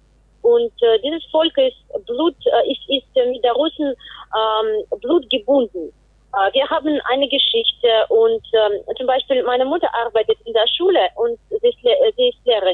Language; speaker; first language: German; non-native, fluent; Russian